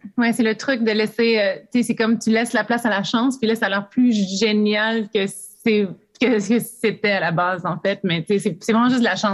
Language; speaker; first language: French; native; French